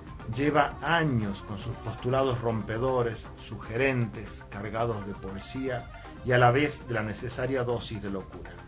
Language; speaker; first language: Spanish; native; Spanish